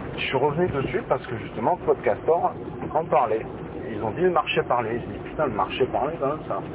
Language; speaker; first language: French; native; French